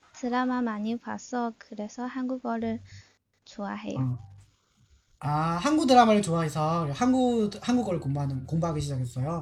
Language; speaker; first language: Korean; non-native, learner; Chinese